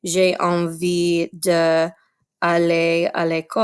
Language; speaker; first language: French; non-native, fluent; English